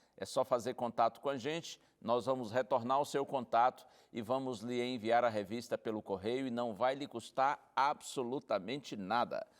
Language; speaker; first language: Portuguese; native; Portuguese